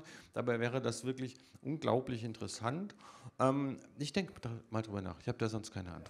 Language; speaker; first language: German; native; German